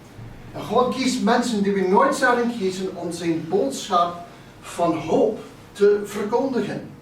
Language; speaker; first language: Dutch; non-native, fluent; English